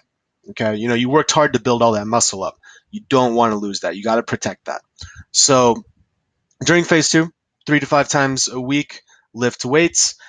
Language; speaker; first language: English; native; English